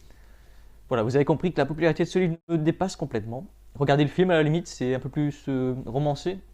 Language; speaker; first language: French; native; French